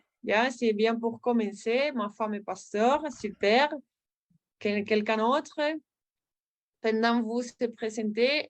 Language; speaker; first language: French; non-native, learner; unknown